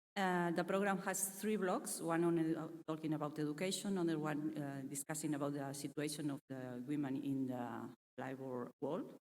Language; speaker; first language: English; non-native, fluent; Catalan